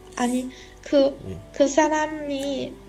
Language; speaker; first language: Korean; non-native, learner; Chinese